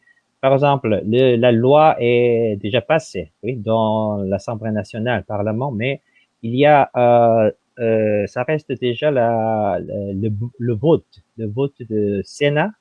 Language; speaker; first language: French; non-native, fluent; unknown